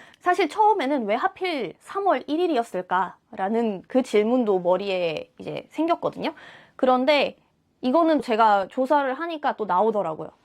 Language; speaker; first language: Korean; non-native, fluent; Russian